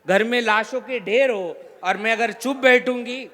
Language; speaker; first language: Hindi; non-native, local second language; Marathi